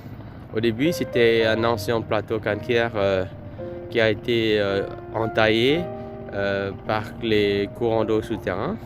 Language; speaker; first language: French; non-native, fluent; Vietnamese